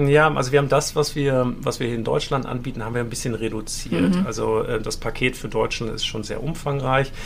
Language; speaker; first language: German; native; German